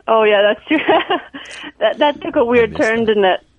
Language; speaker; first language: English; native; English